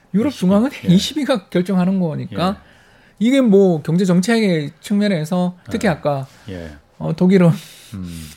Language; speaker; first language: Korean; native; Korean